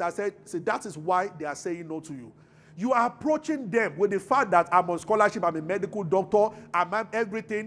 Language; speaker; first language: English; non-native, local second language; Yoruba